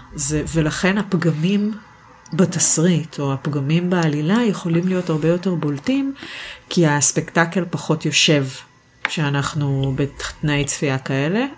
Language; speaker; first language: Hebrew; native; Hebrew